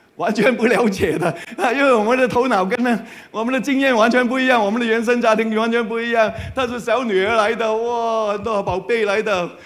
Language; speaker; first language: Chinese; non-native, fluent; Cantonese